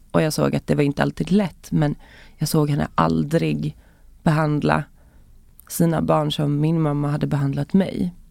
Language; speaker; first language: Swedish; early bilingual, other home language; Estonian